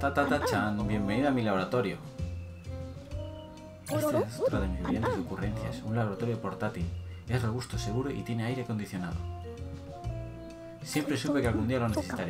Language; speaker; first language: Spanish; native; Spanish